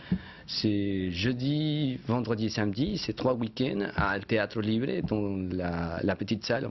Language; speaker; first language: French; non-native, fluent; Spanish